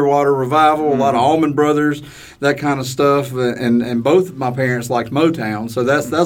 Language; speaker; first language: English; native; English